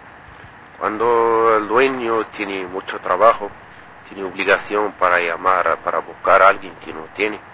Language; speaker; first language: Spanish; non-native, learner; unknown